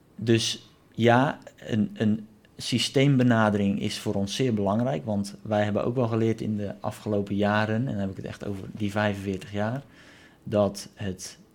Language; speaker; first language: Dutch; native; Dutch